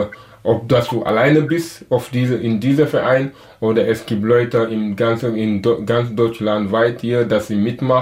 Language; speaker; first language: German; non-native, learner; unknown